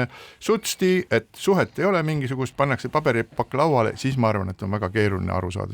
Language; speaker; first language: Estonian; native; Estonian